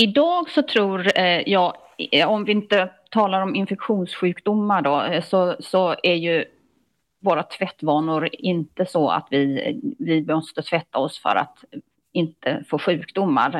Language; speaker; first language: Swedish; native; Swedish